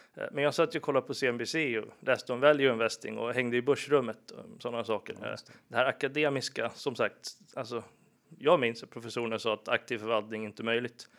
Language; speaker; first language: Swedish; early bilingual, other home language; English